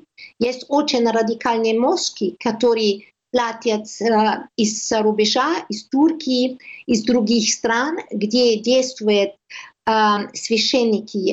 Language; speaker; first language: Russian; non-native, learner; German